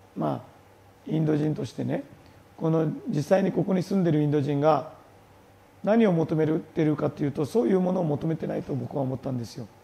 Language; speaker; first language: Japanese; non-native, fluent; Marathi